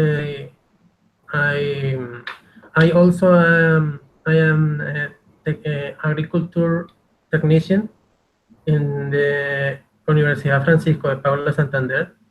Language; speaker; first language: English; non-native, learner; Spanish